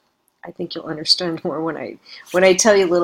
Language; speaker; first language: English; native; English